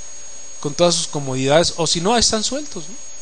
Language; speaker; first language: Spanish; native; Spanish